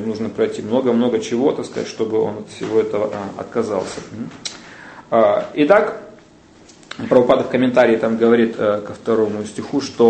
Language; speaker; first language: Russian; native; Russian